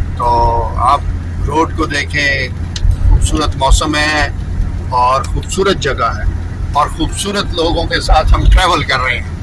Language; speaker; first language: Urdu; native; Urdu